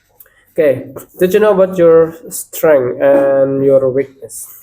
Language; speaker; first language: English; non-native, learner; Indonesian